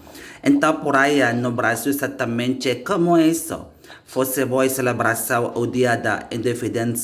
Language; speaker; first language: Portuguese; non-native, learner; Indonesian